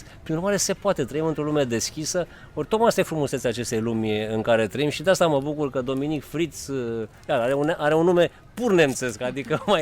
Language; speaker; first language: Romanian; native; Romanian